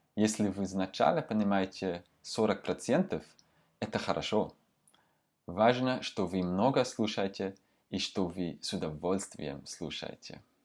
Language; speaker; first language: Russian; non-native, fluent; Swiss German